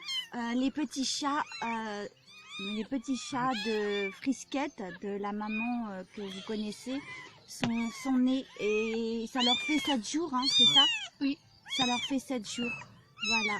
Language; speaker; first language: French; native; French